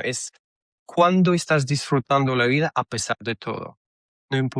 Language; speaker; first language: Spanish; non-native, fluent; Russian